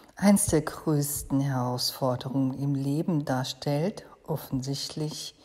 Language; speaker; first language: German; native; German